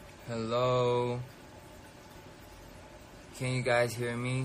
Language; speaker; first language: English; non-native, fluent; Thai